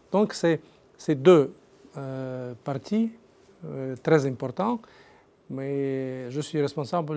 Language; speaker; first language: French; non-native, learner; Russian